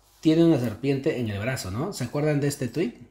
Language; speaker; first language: Spanish; native; Spanish